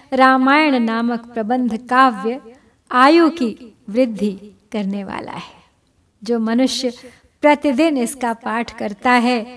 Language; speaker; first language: Hindi; native; Hindi